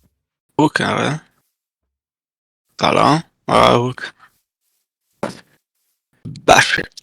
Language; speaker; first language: Persian; non-native, learner; Italian